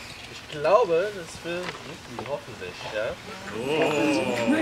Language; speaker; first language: German; non-native, learner; English